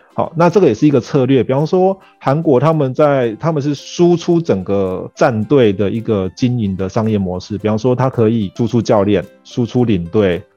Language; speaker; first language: Chinese; early bilingual, heritage; Chinese